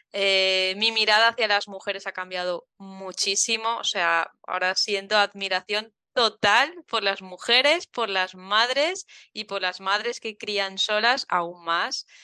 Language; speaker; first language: Spanish; native; Spanish